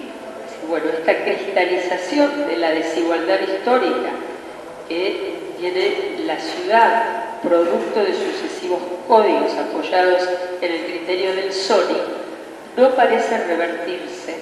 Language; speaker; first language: Spanish; native; Spanish